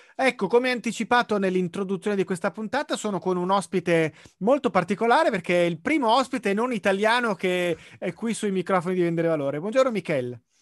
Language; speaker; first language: Italian; native; Italian